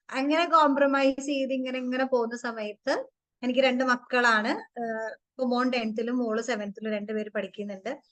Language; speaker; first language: Malayalam; early bilingual, heritage; Malayalam